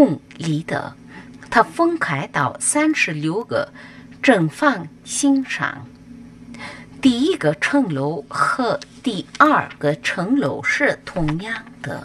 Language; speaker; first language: Chinese; non-native, fluent; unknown